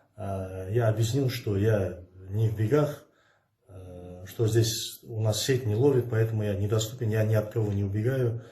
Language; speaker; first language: Russian; non-native, local second language; Kazakh